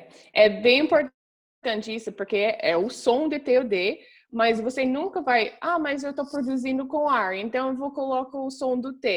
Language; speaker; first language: Portuguese; non-native, fluent; English